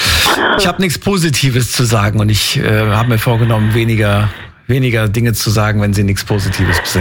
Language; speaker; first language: German; native; German